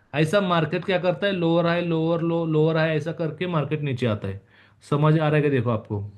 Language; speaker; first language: Hindi; non-native, local second language; Marathi